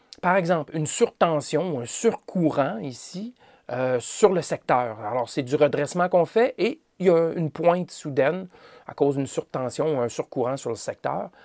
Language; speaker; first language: French; native; French